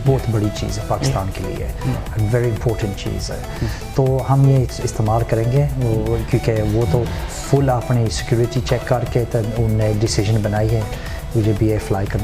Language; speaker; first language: Hindi; early bilingual, heritage; Hindi